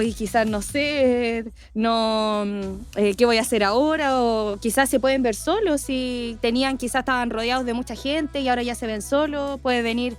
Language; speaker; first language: Spanish; native; Spanish